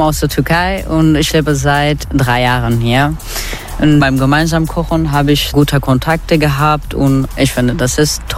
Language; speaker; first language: German; non-native, learner; Turkish